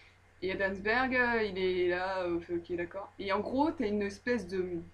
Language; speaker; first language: French; native; French